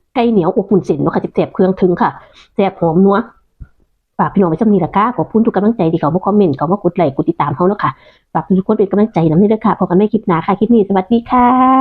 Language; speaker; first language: Thai; native; Thai